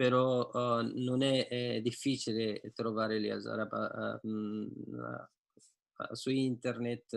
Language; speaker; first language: Italian; non-native, fluent; Persian